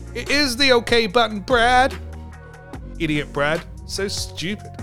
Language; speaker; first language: English; native; English